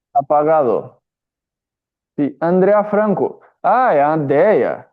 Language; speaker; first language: Spanish; non-native, fluent; Portuguese